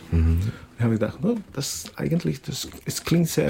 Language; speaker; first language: German; non-native, fluent; Spanish